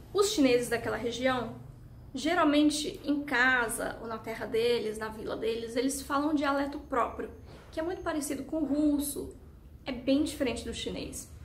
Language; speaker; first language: Portuguese; early bilingual, heritage; Portuguese